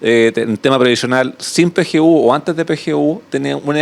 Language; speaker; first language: Spanish; native; Spanish